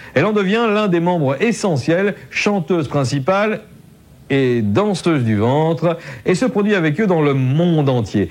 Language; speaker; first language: French; native; French